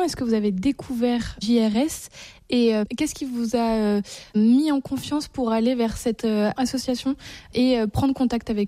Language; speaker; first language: French; native; French